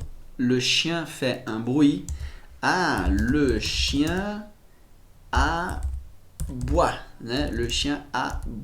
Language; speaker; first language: French; non-native, fluent; Portuguese